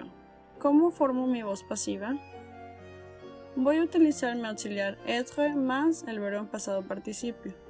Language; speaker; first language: Spanish; native; Spanish